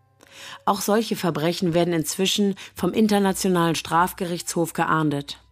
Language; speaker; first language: German; native; German